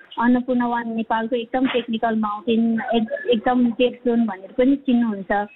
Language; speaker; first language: Nepali; non-native, local second language; Sherpa